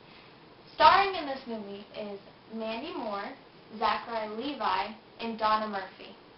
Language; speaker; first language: English; native; English